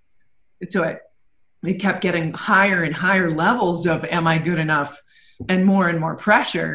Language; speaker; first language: English; native; English